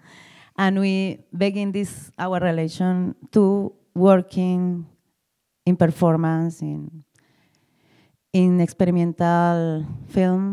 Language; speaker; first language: English; non-native, learner; Spanish